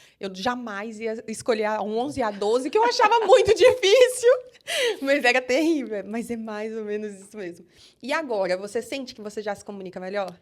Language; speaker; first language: Portuguese; native; Portuguese